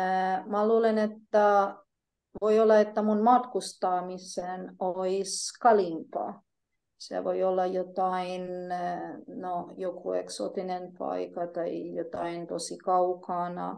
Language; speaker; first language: Finnish; non-native, fluent; Polish